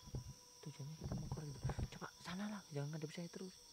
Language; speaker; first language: Indonesian; native; Indonesian